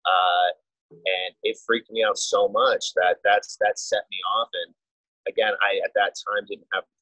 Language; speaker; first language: English; native; English